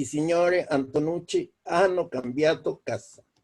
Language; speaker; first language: Italian; non-native, learner; Spanish